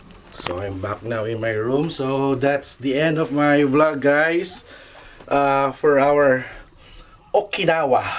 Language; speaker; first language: English; non-native, local second language; Filipino